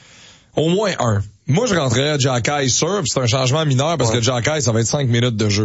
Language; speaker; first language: French; native; French